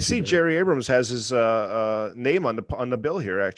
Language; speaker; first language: English; native; English